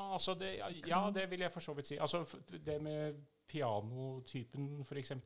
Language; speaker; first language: Norwegian; native; Norwegian